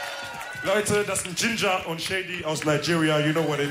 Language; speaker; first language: German; early bilingual, other home language; Wolof